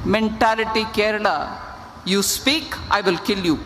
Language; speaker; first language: English; non-native, local second language; Tamil